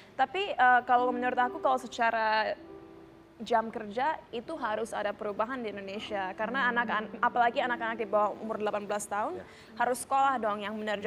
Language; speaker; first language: Indonesian; early bilingual, heritage; Indonesian